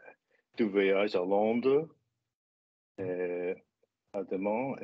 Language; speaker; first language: French; non-native, learner; English